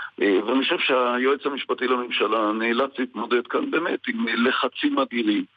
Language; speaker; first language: Hebrew; native; Hebrew